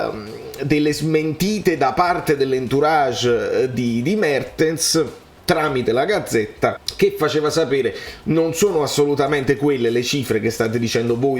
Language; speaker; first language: Italian; native; Italian